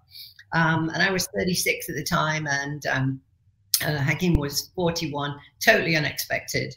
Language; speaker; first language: English; native; English